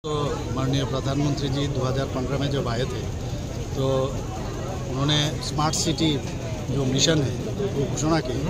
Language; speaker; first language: Hindi; non-native, local second language; Bangla